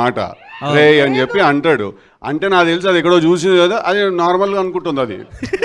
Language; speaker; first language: Telugu; native; Telugu